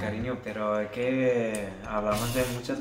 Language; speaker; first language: Spanish; non-native, fluent; Lithuanian